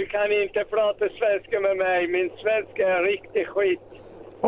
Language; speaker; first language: Swedish; non-native, learner; English